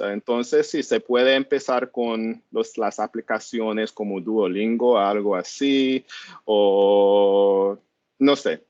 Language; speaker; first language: Spanish; non-native, learner; English